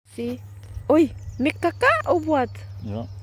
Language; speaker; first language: English; non-native, local second language; Filipino